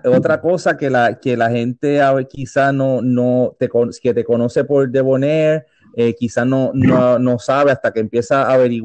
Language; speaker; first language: Spanish; native; Spanish